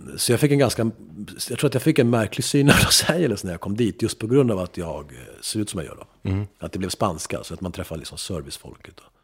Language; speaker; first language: Swedish; early bilingual, other home language; Spanish